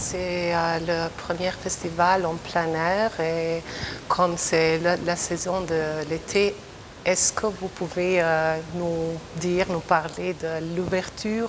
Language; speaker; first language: French; non-native, fluent; Albanian